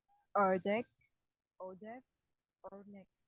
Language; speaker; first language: Turkish; non-native, learner; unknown